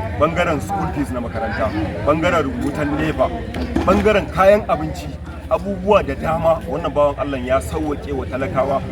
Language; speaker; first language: Hausa; non-native, local second language; Kanuri